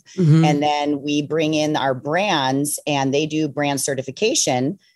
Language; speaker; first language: English; native; English